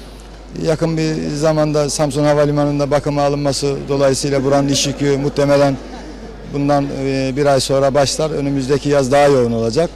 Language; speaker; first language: Turkish; native; Turkish